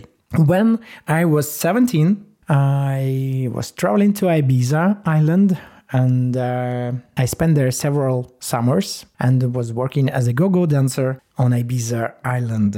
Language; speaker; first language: English; non-native, fluent; Russian